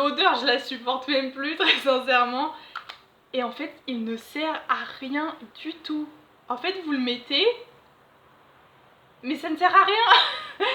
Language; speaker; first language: French; native; French